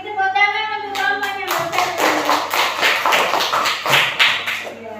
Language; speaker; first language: Indonesian; native; Indonesian